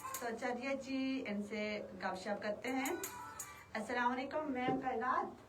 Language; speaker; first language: Urdu; non-native, local second language; Kashmiri